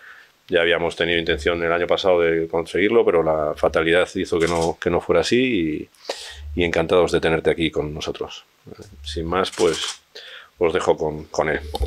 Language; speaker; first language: Spanish; native; Spanish